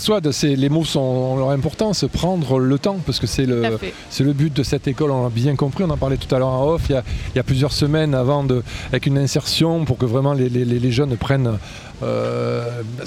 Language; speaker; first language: French; native; French